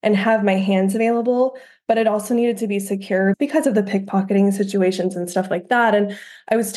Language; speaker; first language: English; native; English